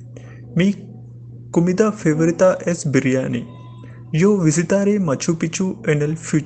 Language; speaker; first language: Spanish; non-native, learner; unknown